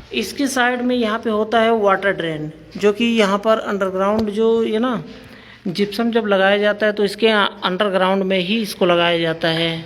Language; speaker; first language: Hindi; native; Hindi